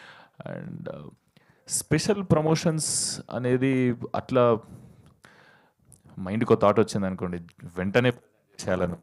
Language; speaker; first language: Telugu; native; Telugu